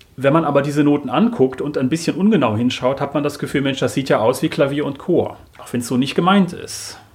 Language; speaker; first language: German; native; German